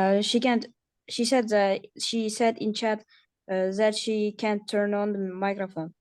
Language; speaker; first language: English; non-native, learner; Uzbek